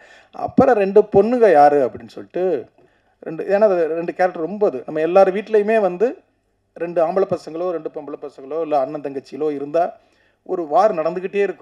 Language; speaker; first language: Tamil; native; Tamil